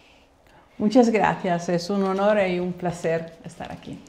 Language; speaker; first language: Spanish; non-native, fluent; Italian